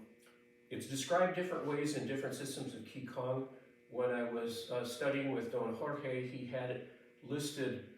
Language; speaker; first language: English; native; English